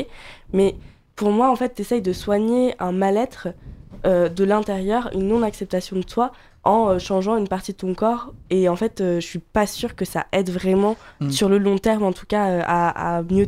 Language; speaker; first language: French; native; French